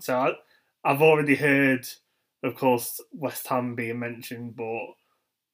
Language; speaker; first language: English; native; English